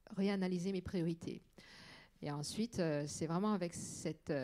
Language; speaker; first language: French; native; French